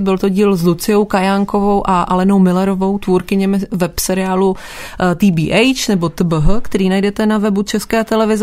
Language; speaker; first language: Czech; native; Czech